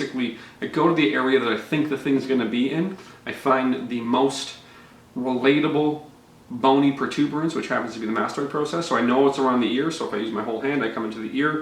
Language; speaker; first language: English; native; English